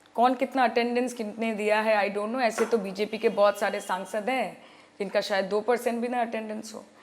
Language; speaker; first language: Hindi; non-native, local second language; Bangla